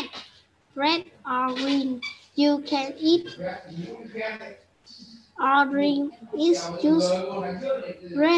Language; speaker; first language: English; non-native, learner; Vietnamese